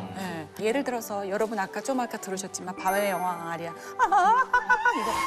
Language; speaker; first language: Korean; native; Korean